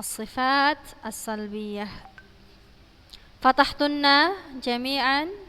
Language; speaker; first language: Arabic; non-native, fluent; Indonesian